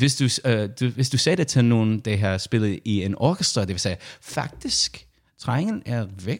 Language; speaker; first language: Danish; non-native, learner; English